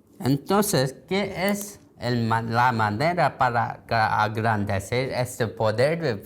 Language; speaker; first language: Spanish; non-native, learner; Korean